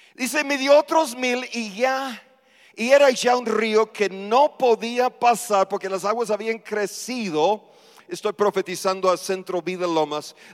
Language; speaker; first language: Spanish; non-native, fluent; English